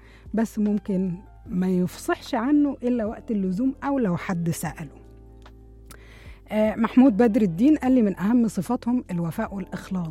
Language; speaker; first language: Arabic; native; Arabic